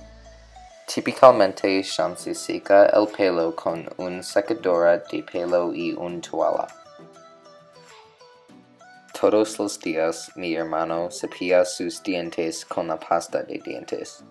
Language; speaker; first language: Spanish; non-native, learner; English